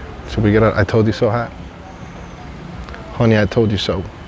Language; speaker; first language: English; early bilingual, other home language; Spanish